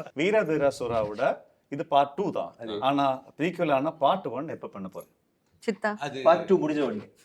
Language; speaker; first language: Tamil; non-native, fluent; Malayalam